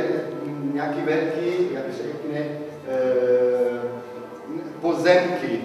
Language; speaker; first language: Czech; non-native, learner; Italian